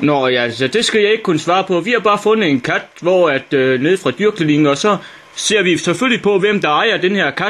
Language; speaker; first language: Danish; native; Danish